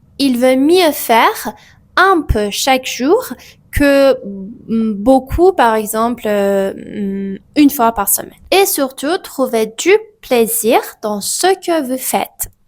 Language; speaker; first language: French; non-native, fluent; Persian